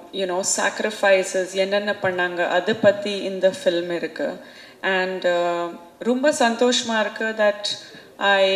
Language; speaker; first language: Tamil; non-native, local second language; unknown